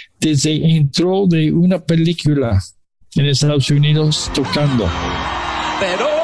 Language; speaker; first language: Spanish; non-native, learner; English